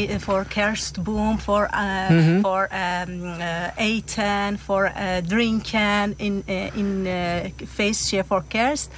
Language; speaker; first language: Dutch; non-native, learner; Persian